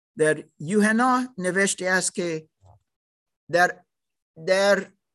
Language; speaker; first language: Persian; non-native, learner; German